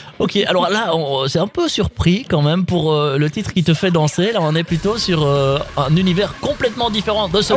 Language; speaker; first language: French; native; French